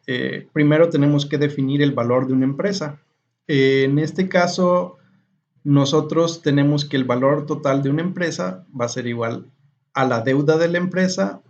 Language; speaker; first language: Spanish; native; Spanish